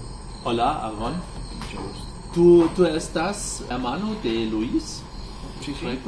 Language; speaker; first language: Spanish; non-native, learner; German